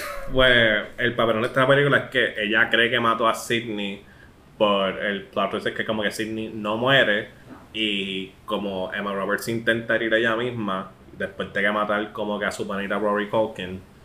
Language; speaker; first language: Spanish; early bilingual, heritage; Spanish